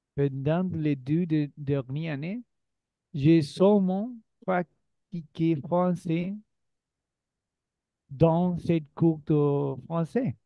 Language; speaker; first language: French; non-native, learner; Spanish